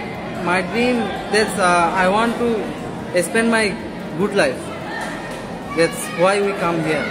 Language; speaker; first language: English; non-native, learner; Rohingya